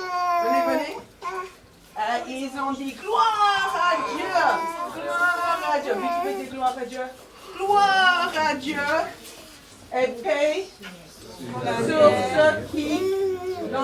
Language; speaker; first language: French; non-native, fluent; English